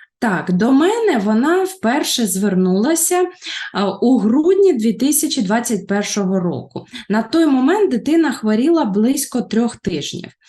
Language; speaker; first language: Ukrainian; native; Ukrainian